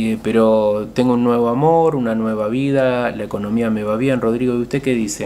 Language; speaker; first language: Spanish; native; Spanish